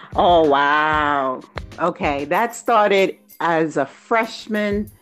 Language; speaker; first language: English; native; English